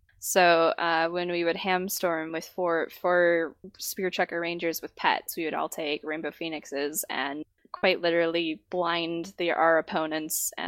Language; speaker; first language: English; native; English